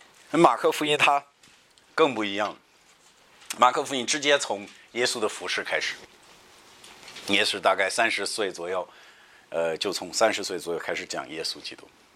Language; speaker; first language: Chinese; non-native, fluent; English